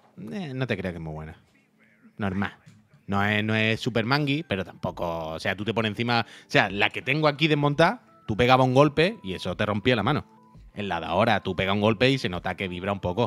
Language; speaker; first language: Spanish; native; Spanish